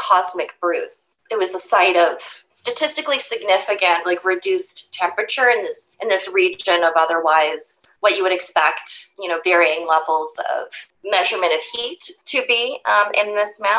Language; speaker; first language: English; native; English